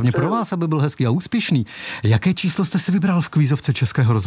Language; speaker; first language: Czech; native; Czech